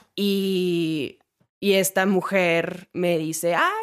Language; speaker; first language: Spanish; native; Spanish